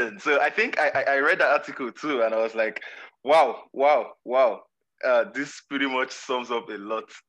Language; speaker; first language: English; non-native, local second language; Yoruba